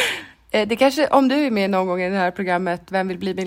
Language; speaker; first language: Swedish; native; Swedish